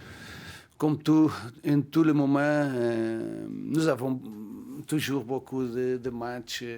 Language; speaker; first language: French; non-native, learner; Portuguese